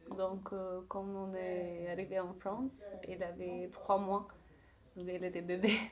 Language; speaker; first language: French; non-native, learner; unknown